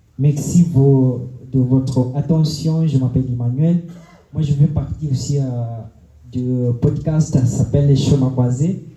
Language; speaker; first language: French; non-native, fluent; Swahili